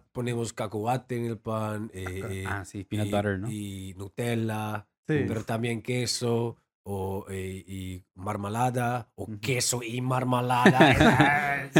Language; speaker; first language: Spanish; non-native, fluent; Dutch